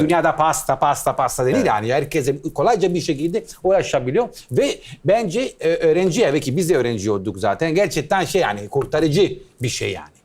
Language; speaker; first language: Turkish; non-native, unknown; Italian